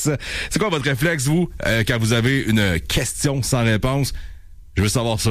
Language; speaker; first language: French; native; French